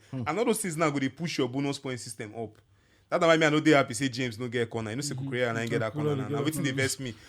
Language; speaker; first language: Nigerian Pidgin; non-native, local second language; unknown